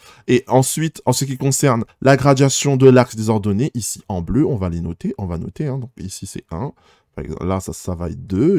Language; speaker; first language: French; native; French